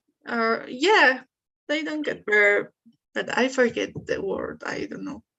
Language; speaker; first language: English; non-native, learner; Spanish